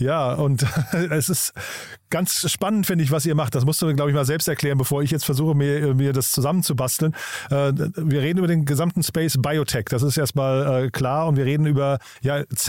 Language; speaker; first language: German; native; German